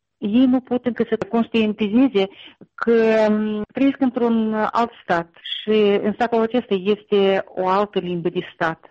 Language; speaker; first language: Romanian; non-native, local second language; Russian